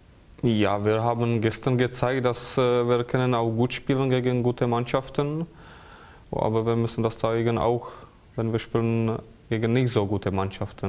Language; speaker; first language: German; non-native, fluent; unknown